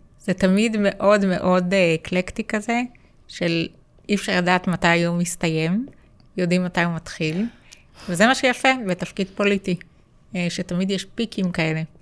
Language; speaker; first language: Hebrew; native; Hebrew